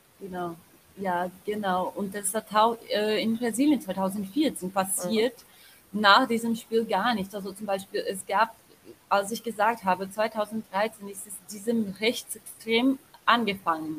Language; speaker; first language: German; non-native, learner; Portuguese